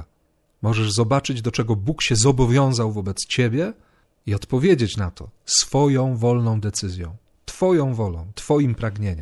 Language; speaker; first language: Polish; native; Polish